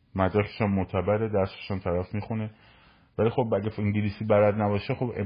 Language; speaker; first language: Persian; native; Persian